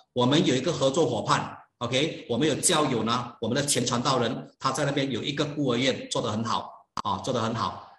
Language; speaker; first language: Chinese; native; Chinese